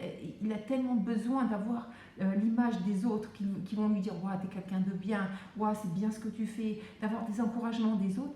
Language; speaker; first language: French; native; French